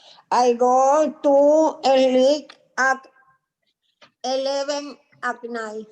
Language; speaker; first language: English; non-native, learner; Spanish